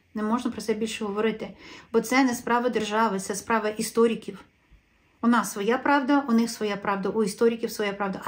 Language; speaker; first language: Ukrainian; native; Ukrainian